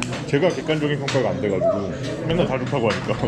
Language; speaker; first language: Korean; native; Korean